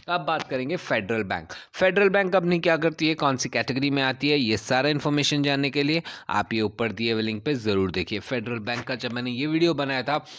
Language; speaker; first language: Hindi; native; Hindi